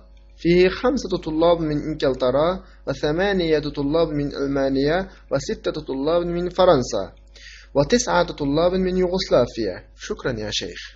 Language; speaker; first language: Arabic; non-native, fluent; Uyghur